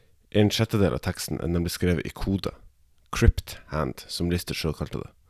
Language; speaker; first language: Norwegian; native; Norwegian